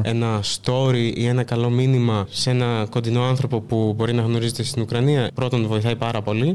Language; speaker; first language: Greek; early bilingual, other home language; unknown